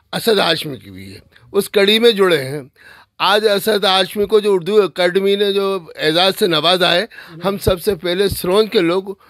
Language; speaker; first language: Hindi; native; Hindi